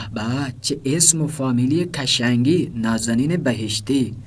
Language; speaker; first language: Persian; non-native, fluent; Urdu